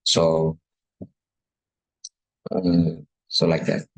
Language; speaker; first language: English; non-native, learner; Indonesian